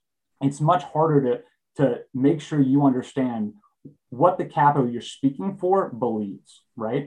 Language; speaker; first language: English; native; English